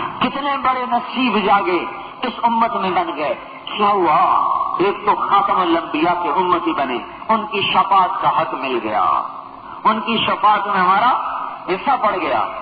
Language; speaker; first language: Urdu; non-native, local second language; Punjabi